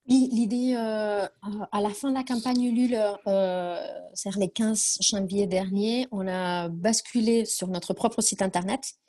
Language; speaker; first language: French; non-native, fluent; Spanish